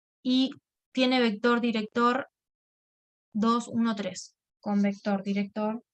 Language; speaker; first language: Spanish; native; Spanish